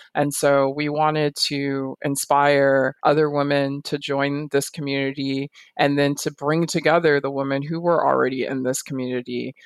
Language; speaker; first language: English; native; English